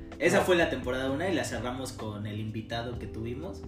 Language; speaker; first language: Spanish; native; Spanish